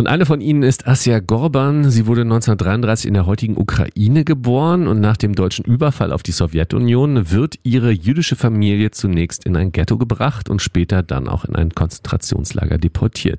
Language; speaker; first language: German; native; German